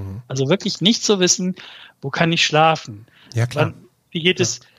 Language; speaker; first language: German; early bilingual, other home language; Turkish